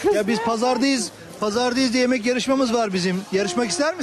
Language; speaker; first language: Turkish; native; Turkish